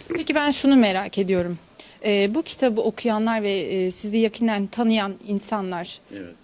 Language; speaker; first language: Turkish; native; Turkish